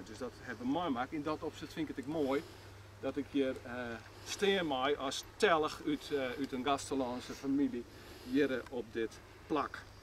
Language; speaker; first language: Dutch; non-native, local second language; Western Frisian